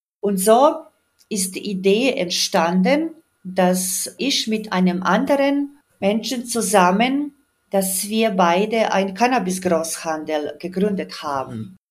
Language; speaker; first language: German; non-native, fluent; Croatian